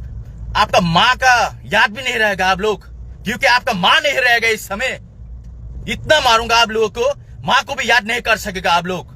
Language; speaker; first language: Hindi; non-native, local second language; Kok Borok